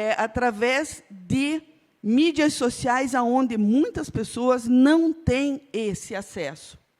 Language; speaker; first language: Portuguese; non-native, local second language; Ukrainian